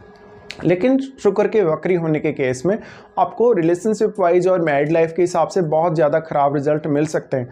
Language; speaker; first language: Hindi; native; Hindi